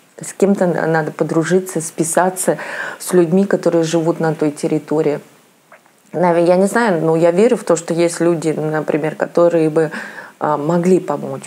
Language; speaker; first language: Russian; native; Russian